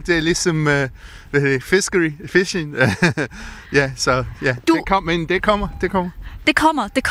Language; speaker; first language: Danish; non-native, fluent; English